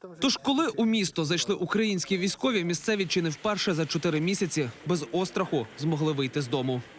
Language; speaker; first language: Ukrainian; native; Ukrainian